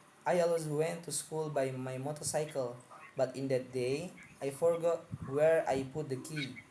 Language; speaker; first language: English; non-native, fluent; Indonesian